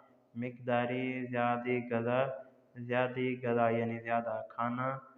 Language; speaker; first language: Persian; non-native, fluent; Urdu